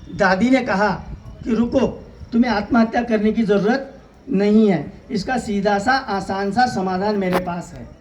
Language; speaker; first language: Hindi; non-native, local second language; Kannada